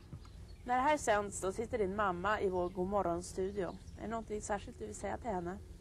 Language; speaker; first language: Swedish; native; Swedish